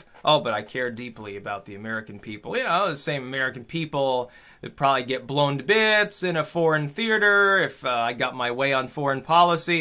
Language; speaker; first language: English; native; English